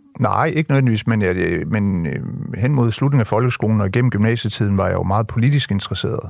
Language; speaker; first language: Danish; early bilingual, other home language; French